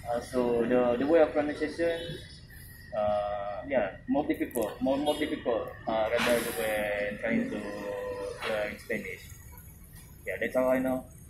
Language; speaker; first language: English; non-native, learner; Indonesian